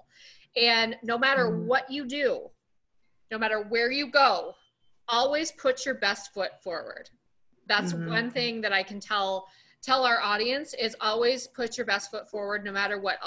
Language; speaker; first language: English; native; English